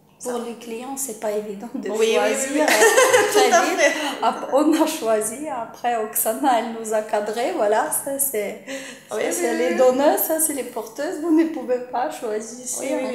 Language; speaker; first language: French; non-native, fluent; Ukrainian